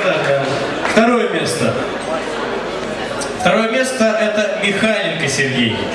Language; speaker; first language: Russian; native; Russian